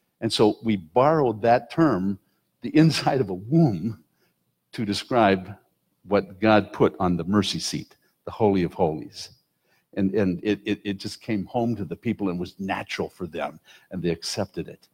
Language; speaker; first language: English; native; English